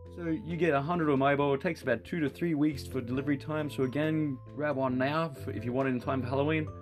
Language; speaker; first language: English; native; English